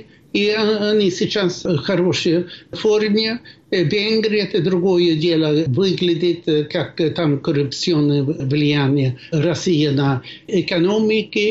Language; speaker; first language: Russian; non-native, fluent; Swedish